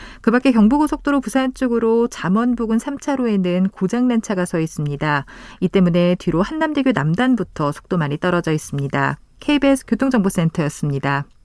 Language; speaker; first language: Korean; native; Korean